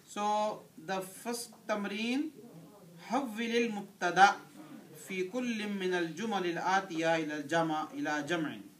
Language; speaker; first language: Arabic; non-native, fluent; English